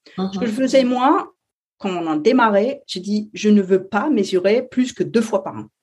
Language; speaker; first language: French; non-native, fluent; Danish